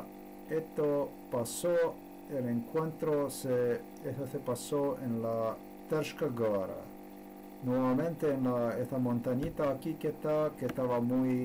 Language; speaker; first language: Spanish; non-native, learner; Slovenian